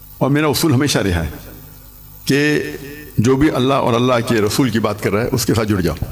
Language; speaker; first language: Urdu; non-native, local second language; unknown